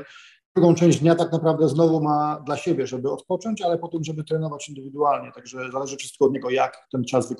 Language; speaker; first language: Polish; native; Polish